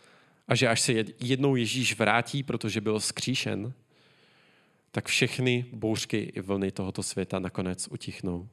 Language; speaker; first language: Czech; native; Czech